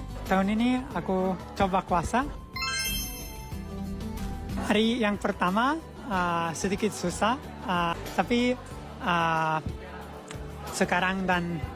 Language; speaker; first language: Indonesian; non-native, learner; Italian